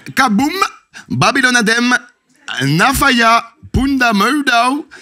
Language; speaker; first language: French; native; French